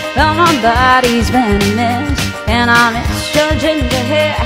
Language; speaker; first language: English; non-native, local second language; Filipino